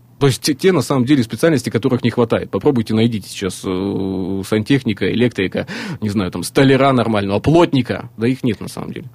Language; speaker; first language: Russian; native; Russian